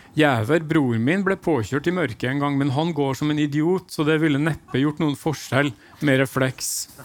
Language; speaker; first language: Norwegian; native; Norwegian